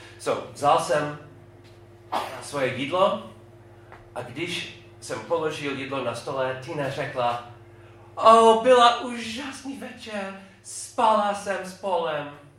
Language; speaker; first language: Czech; non-native, fluent; English